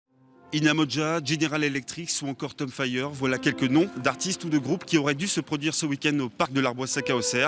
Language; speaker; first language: French; native; French